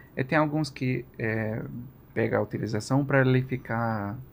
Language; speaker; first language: Portuguese; non-native, learner; Arabic